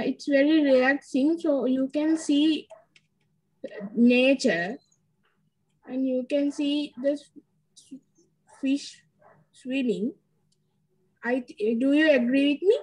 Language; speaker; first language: English; non-native, fluent; Sinhala